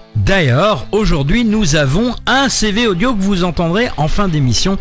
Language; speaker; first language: French; native; French